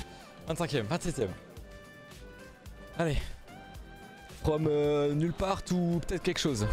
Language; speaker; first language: French; native; French